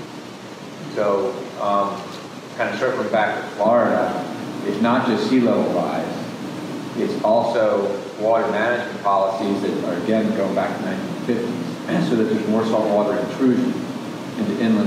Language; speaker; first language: English; native; English